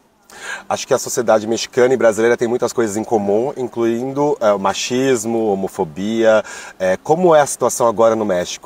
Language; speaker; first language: Portuguese; native; Portuguese